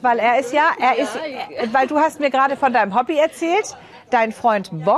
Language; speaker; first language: German; native; German